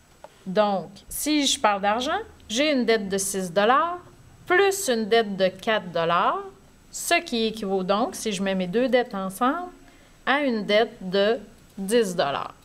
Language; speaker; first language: French; native; French